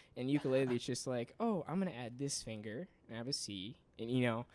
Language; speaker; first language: English; native; English